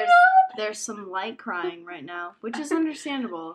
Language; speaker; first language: English; native; English